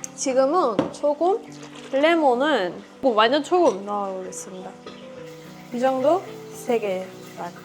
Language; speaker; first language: Korean; non-native, fluent; Persian